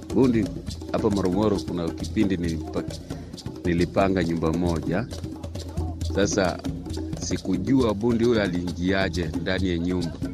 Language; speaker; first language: Swahili; native; Swahili